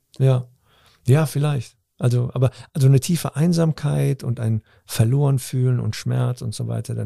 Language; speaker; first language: German; early bilingual, other home language; Turkish